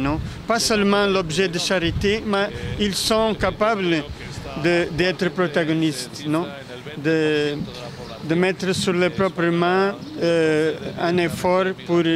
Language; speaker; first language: French; non-native, fluent; Spanish